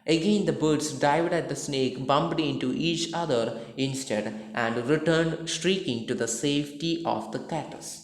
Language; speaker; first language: English; non-native, local second language; Malayalam